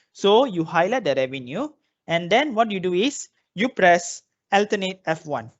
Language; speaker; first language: English; non-native, local second language; Malay